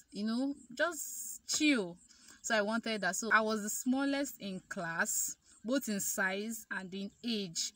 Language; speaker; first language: English; non-native, local second language; Igbo